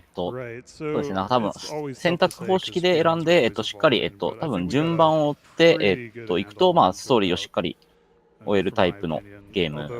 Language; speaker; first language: Japanese; native; Japanese